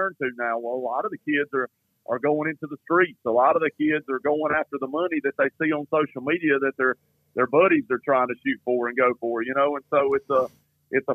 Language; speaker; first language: English; native; English